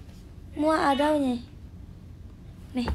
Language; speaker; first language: Vietnamese; non-native, learner; Indonesian